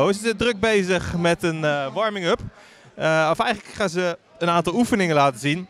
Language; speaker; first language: Dutch; native; Dutch